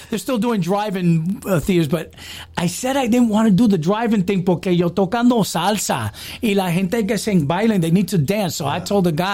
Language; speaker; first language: English; early bilingual, other home language; Spanish